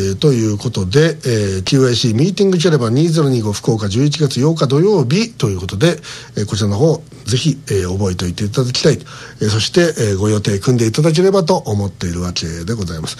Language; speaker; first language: Japanese; native; Japanese